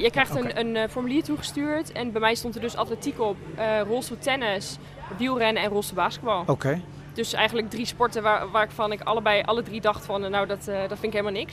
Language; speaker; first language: Dutch; native; Dutch